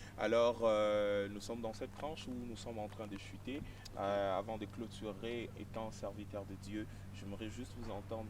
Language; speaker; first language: French; non-native, local second language; Lingala